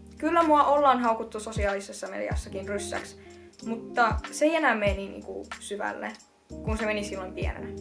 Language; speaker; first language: Finnish; early bilingual, other home language; Russian